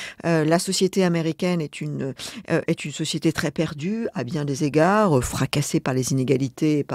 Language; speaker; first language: French; native; French